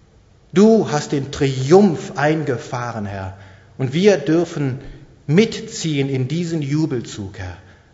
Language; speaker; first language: German; native; German